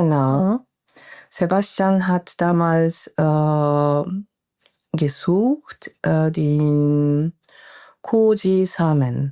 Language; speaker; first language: German; non-native, fluent; Japanese